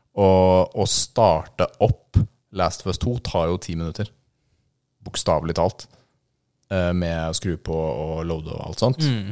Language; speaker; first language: Norwegian; native; Norwegian